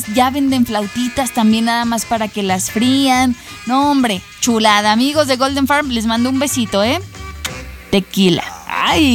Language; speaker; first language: Spanish; native; Spanish